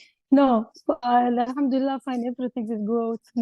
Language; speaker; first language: English; non-native, learner; Arabic